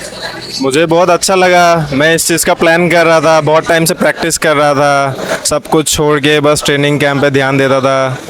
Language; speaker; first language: Hindi; non-native, local second language; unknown